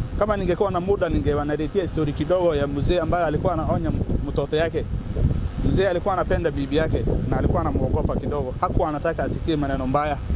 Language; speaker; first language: Swahili; non-native, local second language; Somali